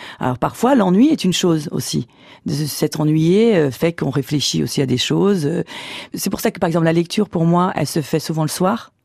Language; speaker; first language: French; early bilingual, other home language; Portuguese